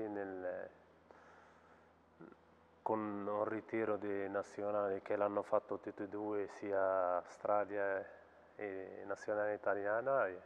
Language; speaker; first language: Italian; non-native, fluent; Arabic